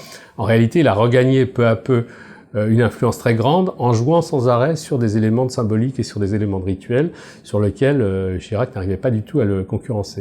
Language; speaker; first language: French; native; French